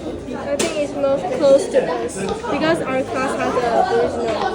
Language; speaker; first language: English; non-native, fluent; Chinese